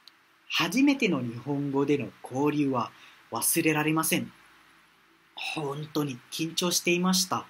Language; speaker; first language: Japanese; non-native, fluent; Malay